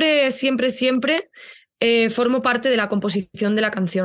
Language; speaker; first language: Spanish; native; Spanish